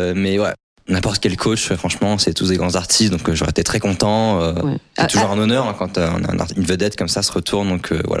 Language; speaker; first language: French; native; French